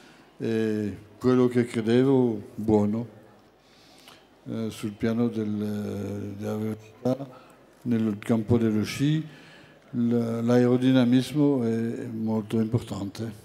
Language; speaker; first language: Italian; non-native, fluent; French